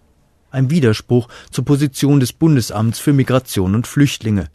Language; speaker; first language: German; native; German